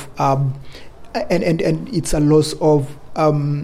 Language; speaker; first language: English; non-native, local second language; Kalenjin